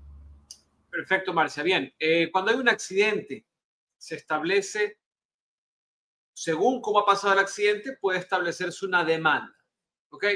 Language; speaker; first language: Spanish; native; Spanish